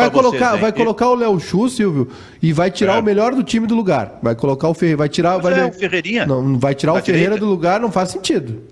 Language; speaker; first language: Portuguese; native; Portuguese